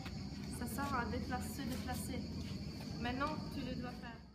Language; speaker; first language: French; non-native, learner; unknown